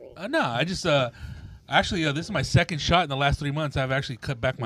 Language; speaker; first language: English; early bilingual, other home language; Spanish